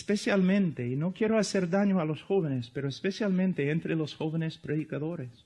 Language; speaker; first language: Spanish; non-native, fluent; English